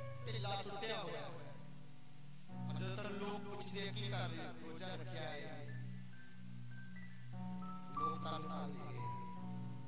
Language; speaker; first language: Hindi; non-native, local second language; Punjabi